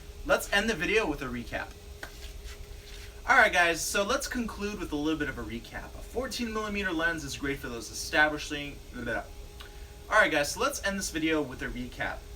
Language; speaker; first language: English; native; English